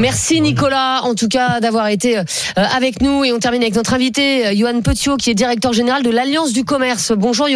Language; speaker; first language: French; native; French